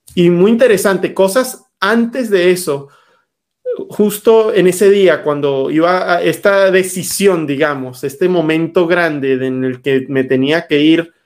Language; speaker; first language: Spanish; native; Spanish